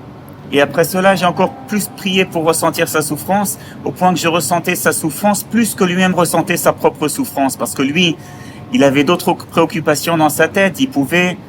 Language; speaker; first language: French; native; French